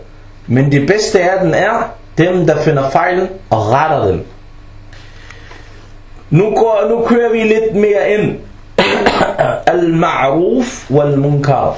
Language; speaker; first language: Danish; early bilingual, other home language; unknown